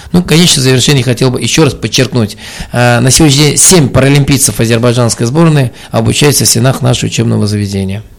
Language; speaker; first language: Russian; non-native, local second language; Azerbaijani